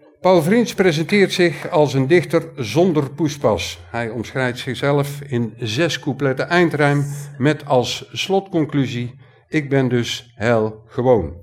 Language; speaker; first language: Dutch; native; Dutch